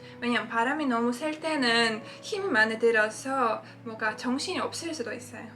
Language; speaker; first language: Korean; non-native, fluent; Latvian